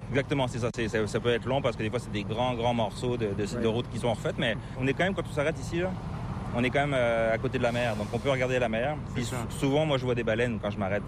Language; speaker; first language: French; native; French